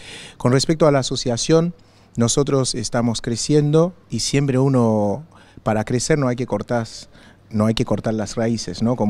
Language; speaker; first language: Spanish; non-native, fluent; Haitian Creole